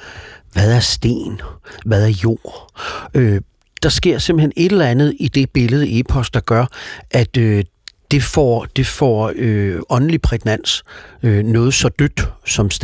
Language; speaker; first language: Danish; native; Danish